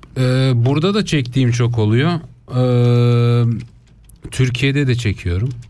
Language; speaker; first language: Turkish; early bilingual, heritage; Turkish